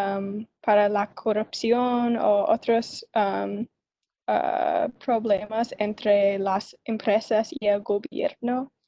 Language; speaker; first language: Spanish; non-native, learner; English